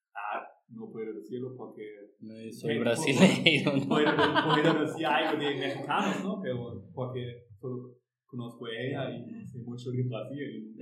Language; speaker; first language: Spanish; non-native, learner; German